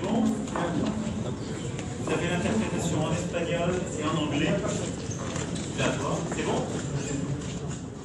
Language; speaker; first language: French; native; French